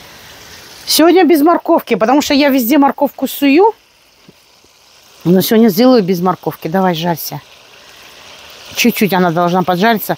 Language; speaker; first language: Russian; native; Russian